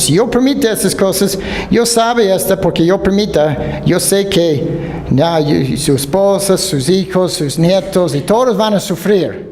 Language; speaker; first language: Spanish; non-native, fluent; Dutch